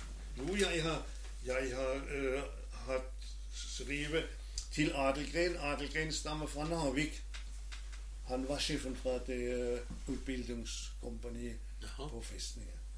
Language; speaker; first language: Danish; non-native, learner; German